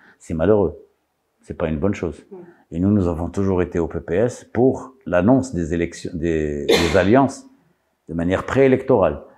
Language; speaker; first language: French; non-native, local second language; Arabic